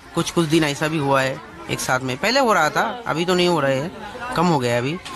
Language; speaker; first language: Hindi; early bilingual, other home language; Bangla